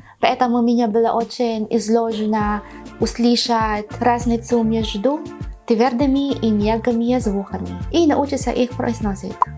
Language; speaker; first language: Russian; non-native, learner; Filipino